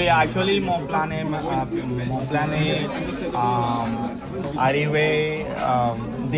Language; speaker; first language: French; non-native, learner; Tamil